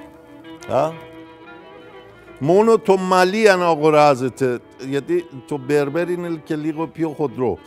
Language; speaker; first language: Greek; non-native, fluent; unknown